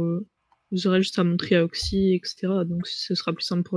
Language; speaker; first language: French; native; French